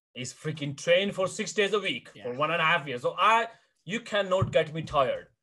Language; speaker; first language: English; non-native, local second language; Hindi